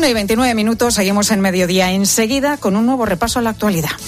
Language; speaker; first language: Spanish; native; Spanish